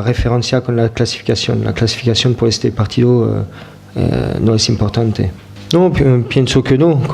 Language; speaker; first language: Spanish; non-native, fluent; French